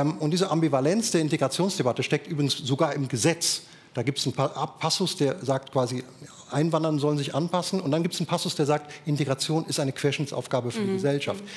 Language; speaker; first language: German; native; German